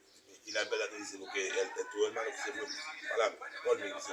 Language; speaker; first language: Spanish; non-native, learner; Haitian Creole